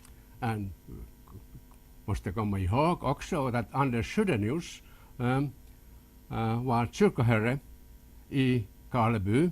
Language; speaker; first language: Swedish; non-native, local second language; Finnish